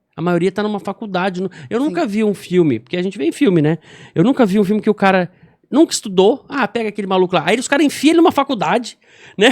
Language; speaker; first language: Portuguese; native; Portuguese